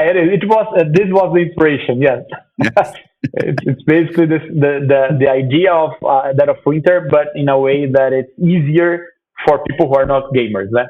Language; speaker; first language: English; non-native, fluent; Portuguese